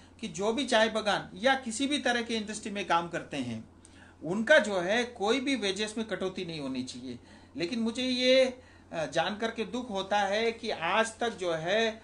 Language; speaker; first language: Hindi; non-native, local second language; Nepali